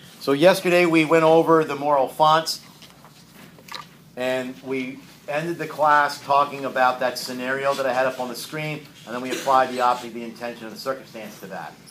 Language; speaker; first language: English; native; English